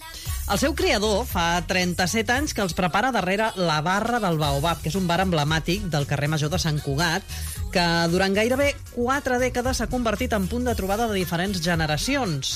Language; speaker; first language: Catalan; native; Catalan